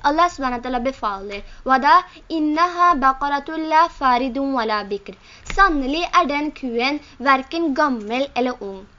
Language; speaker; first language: Norwegian; early bilingual, other home language; Urdu